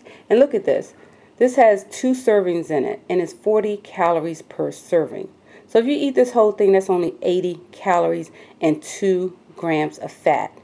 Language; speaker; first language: English; native; English